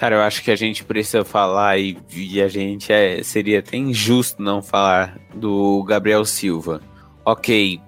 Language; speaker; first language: Portuguese; native; Portuguese